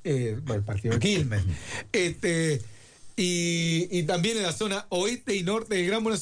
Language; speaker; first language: Spanish; native; Spanish